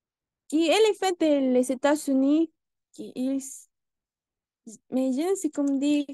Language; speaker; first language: French; non-native, learner; Spanish